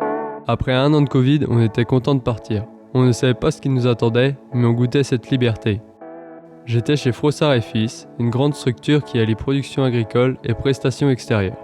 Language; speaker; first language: French; native; French